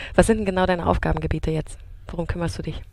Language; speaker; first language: German; native; German